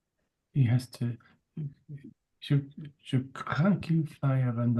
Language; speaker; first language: French; non-native, learner; English